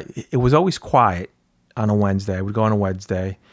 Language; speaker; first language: English; native; English